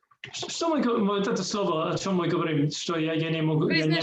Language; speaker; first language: Russian; non-native, learner; English